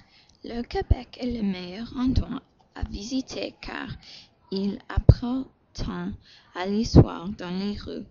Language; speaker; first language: French; non-native, learner; English